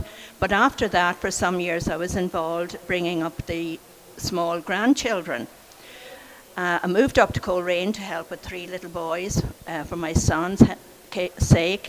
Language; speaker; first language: English; native; English